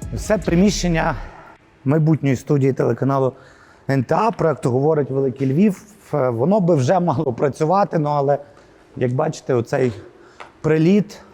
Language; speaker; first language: Ukrainian; native; Ukrainian